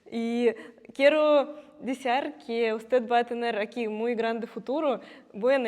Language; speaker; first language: Spanish; non-native, fluent; Russian